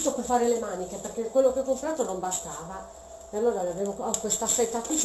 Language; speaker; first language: Italian; native; Italian